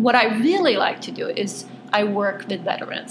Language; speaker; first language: English; non-native, fluent; Bosnian